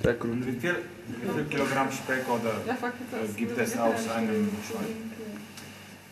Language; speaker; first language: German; non-native, learner; Czech